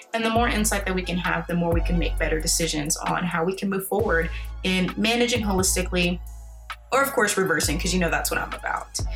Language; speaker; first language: English; native; English